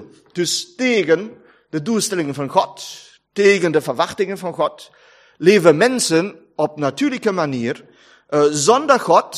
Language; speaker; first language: Dutch; non-native, fluent; German